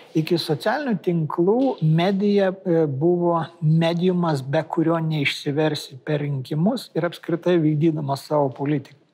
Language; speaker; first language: Lithuanian; native; Lithuanian